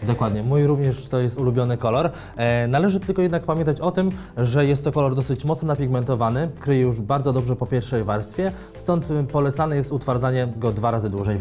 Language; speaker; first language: Polish; native; Polish